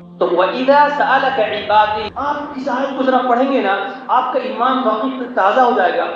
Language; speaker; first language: Urdu; native; Urdu